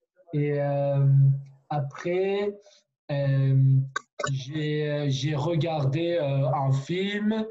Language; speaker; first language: French; non-native, fluent; Kurdish